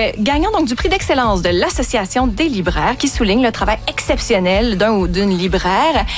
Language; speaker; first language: French; native; French